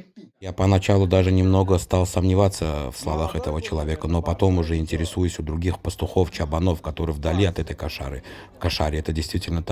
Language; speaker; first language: Russian; native; Russian